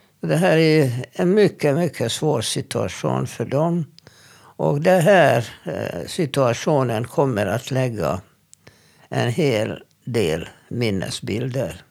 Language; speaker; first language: Swedish; non-native, fluent; Hungarian